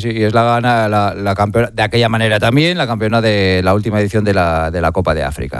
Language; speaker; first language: Spanish; native; Spanish